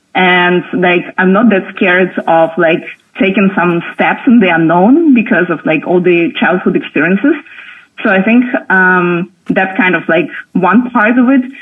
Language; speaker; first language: English; non-native, fluent; Russian